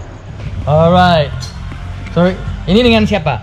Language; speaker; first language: Indonesian; non-native, learner; English